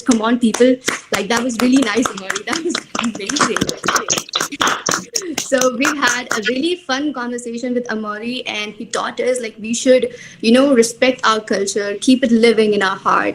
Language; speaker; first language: English; non-native, local second language; Urdu